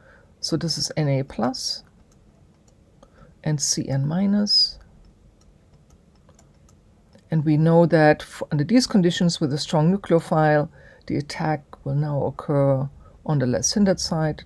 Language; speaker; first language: English; native; English